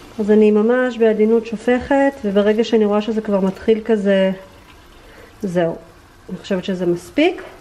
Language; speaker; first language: Hebrew; early bilingual, other home language; Russian